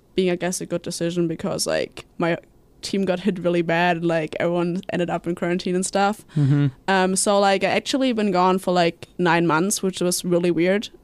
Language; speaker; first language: English; non-native, fluent; German